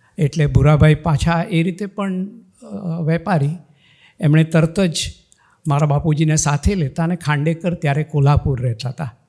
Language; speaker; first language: Gujarati; non-native, local second language; Marathi